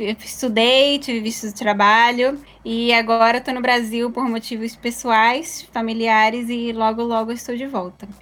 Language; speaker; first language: Portuguese; early bilingual, other home language; Spanish